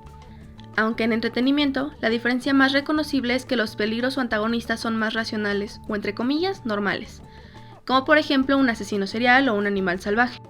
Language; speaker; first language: Spanish; native; Spanish